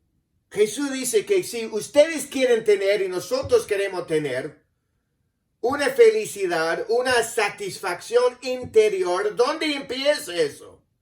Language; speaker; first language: Spanish; non-native, fluent; English